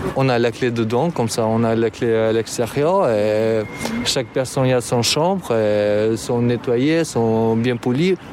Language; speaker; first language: French; non-native, fluent; Albanian